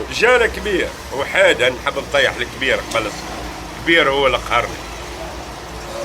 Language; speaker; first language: Arabic; native; Arabic